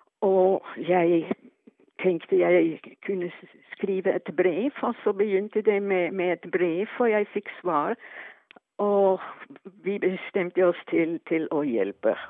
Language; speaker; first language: Norwegian; non-native, fluent; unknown